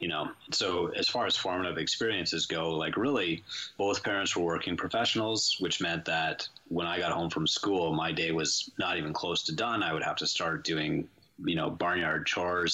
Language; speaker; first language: English; native; English